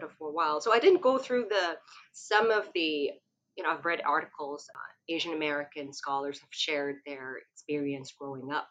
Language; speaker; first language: English; non-native, local second language; Cantonese